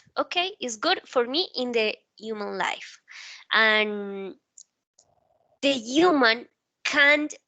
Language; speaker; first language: English; non-native, learner; Spanish